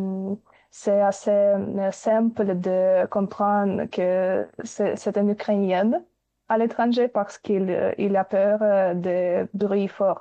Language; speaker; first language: French; non-native, fluent; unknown